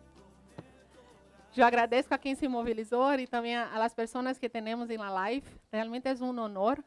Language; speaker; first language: Spanish; non-native, fluent; Portuguese